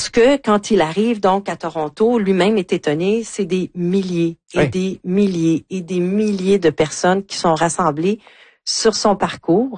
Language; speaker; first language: French; native; French